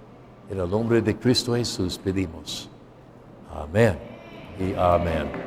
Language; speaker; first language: Spanish; non-native, fluent; English